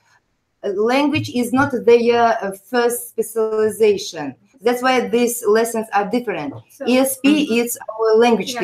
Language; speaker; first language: English; non-native, fluent; Uzbek